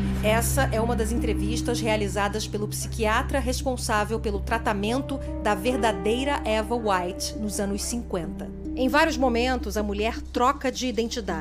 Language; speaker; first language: Portuguese; native; Portuguese